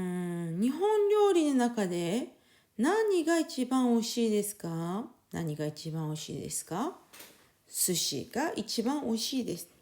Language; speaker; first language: Japanese; non-native, fluent; French